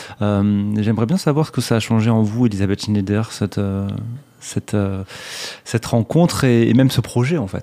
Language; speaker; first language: French; native; French